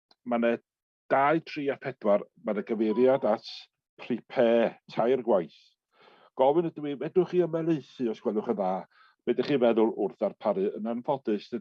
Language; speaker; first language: Welsh; native; Welsh